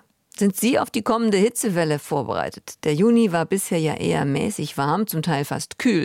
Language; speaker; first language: German; native; German